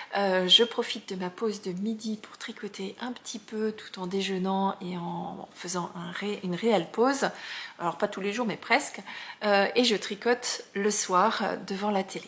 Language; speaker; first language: French; native; French